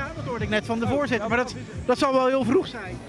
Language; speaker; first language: Dutch; native; Dutch